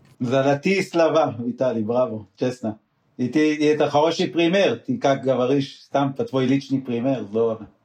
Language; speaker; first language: Russian; non-native, learner; Hebrew